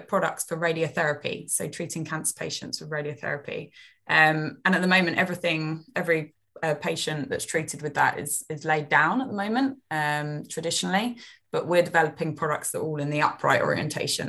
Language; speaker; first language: English; native; English